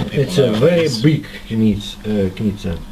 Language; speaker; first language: English; non-native, learner; Russian